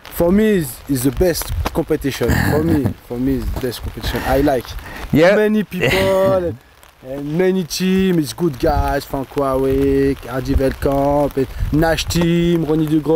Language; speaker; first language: English; non-native, learner; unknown